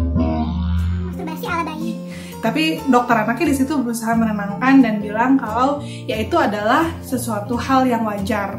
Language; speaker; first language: Indonesian; native; Indonesian